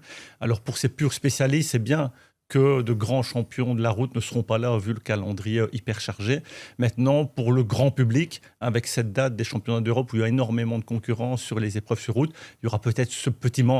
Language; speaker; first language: French; native; French